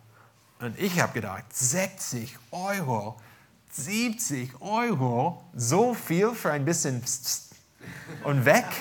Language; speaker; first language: German; non-native, fluent; English